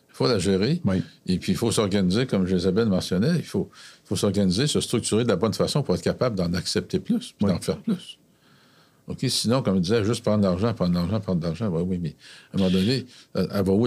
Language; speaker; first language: French; native; French